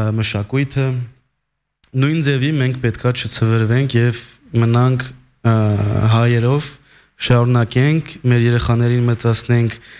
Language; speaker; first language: Armenian; early bilingual, heritage; Armenian